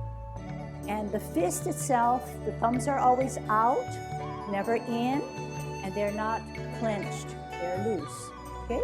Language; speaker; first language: English; native; English